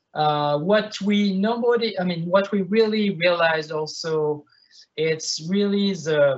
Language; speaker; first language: English; non-native, fluent; French